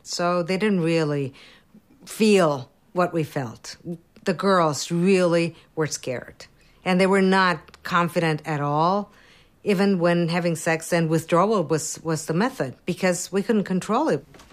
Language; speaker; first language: English; non-native, fluent; Romanian